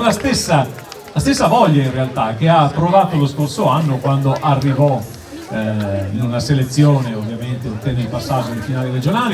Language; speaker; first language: Italian; native; Italian